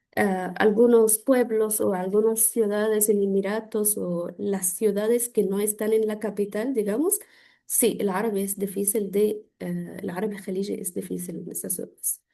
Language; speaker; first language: Spanish; non-native, fluent; Arabic